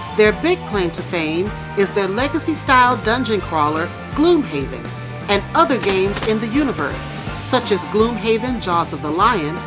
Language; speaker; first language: English; native; English